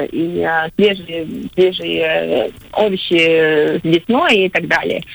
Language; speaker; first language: Russian; non-native, local second language; Latvian